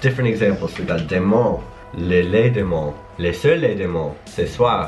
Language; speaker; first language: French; non-native, learner; English